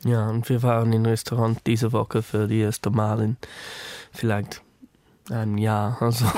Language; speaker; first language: German; non-native, learner; English